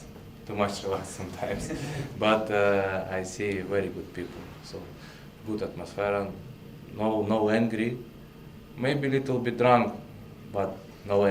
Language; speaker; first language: English; non-native, learner; Russian